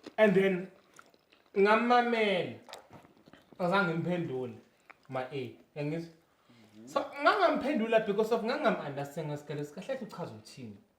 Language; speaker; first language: Zulu; native; Zulu